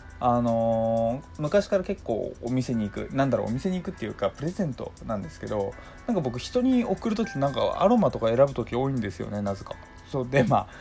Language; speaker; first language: Japanese; native; Japanese